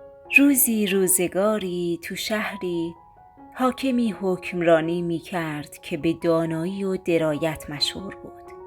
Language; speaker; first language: Persian; native; Persian